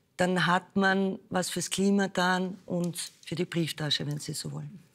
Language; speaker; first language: German; native; German